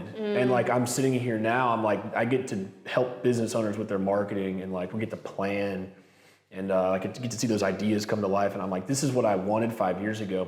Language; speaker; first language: English; native; English